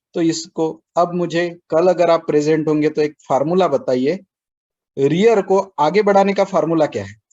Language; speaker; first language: Hindi; non-native, local second language; Marathi